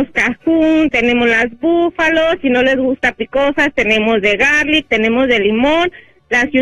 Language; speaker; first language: Spanish; native; Spanish